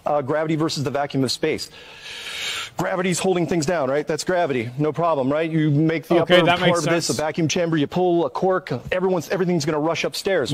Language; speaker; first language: English; native; English